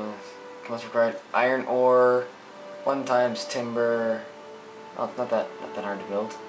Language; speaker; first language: English; native; English